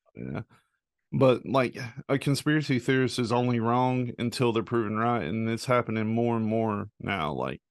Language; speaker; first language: English; native; English